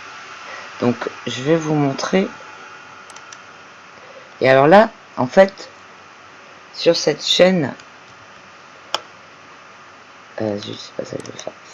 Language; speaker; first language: French; native; French